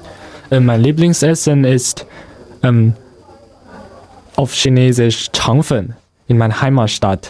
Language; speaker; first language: German; non-native, learner; Chinese